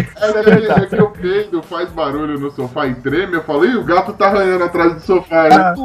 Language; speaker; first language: Portuguese; native; Portuguese